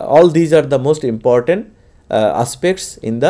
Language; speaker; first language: English; non-native, local second language; Bangla